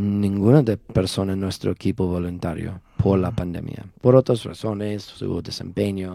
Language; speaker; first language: Spanish; non-native, learner; English